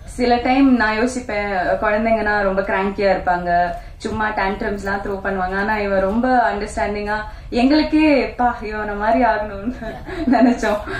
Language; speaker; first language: Tamil; non-native, local second language; Malayalam